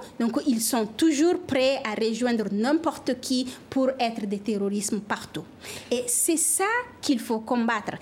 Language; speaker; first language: French; non-native, local second language; Fula